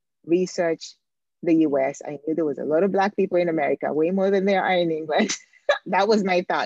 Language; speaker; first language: English; non-native, local second language; Ganda